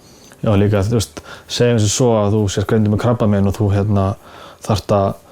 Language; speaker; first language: Icelandic; native; Icelandic